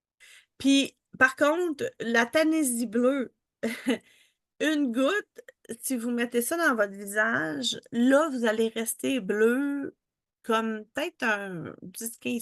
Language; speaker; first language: French; native; French